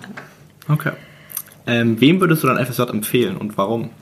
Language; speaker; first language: German; native; German